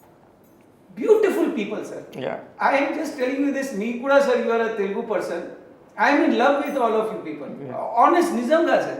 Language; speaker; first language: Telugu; non-native, local second language; Hindi